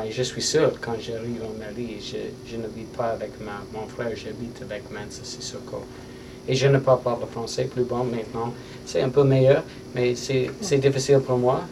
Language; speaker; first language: French; non-native, learner; English